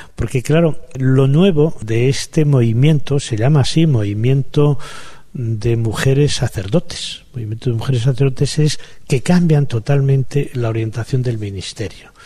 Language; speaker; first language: Spanish; native; Spanish